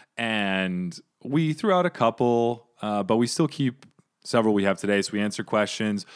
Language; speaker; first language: English; native; English